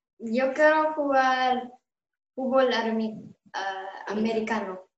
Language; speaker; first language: Spanish; early bilingual, heritage; Spanish